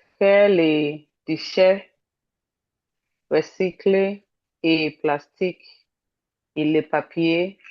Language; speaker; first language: French; non-native, learner; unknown